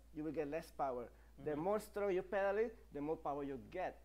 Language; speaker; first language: English; non-native, fluent; Spanish